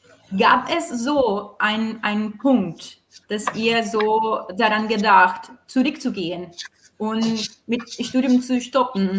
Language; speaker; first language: German; non-native, fluent; Portuguese